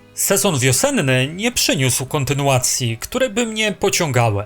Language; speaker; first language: Polish; native; Polish